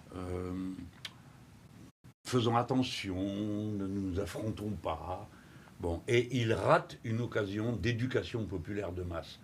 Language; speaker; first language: French; native; French